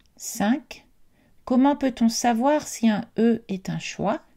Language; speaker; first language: French; native; French